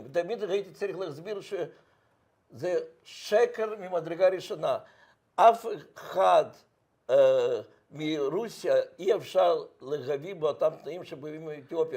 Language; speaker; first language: Hebrew; non-native, fluent; Russian